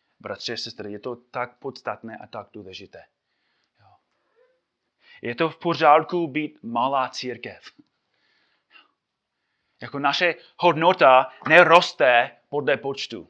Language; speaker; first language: Czech; non-native, fluent; English